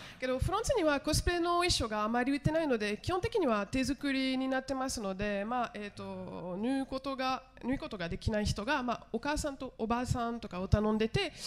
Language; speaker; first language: Japanese; non-native, fluent; French